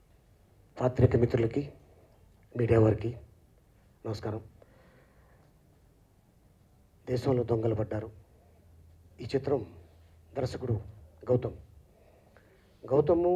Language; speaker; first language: Telugu; native; Telugu